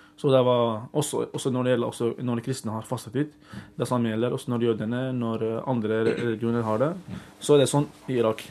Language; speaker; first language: Norwegian; early bilingual, other home language; Arabic